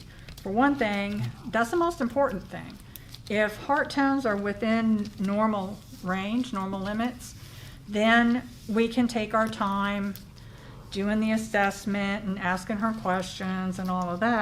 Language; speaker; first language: English; native; English